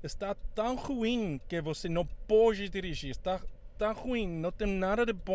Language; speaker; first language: Portuguese; non-native, fluent; Spanish